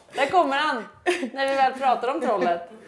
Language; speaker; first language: Swedish; native; Swedish